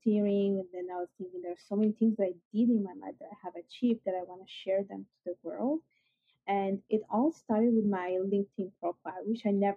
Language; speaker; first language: English; non-native, fluent; Italian